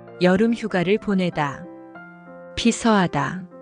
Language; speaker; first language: Korean; native; Korean